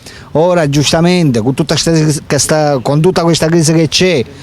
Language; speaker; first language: Italian; native; Italian